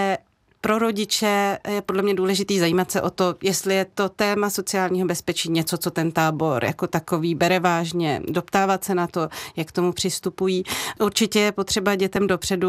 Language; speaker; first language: Czech; native; Czech